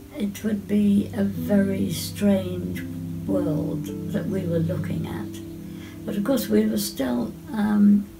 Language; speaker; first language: English; native; English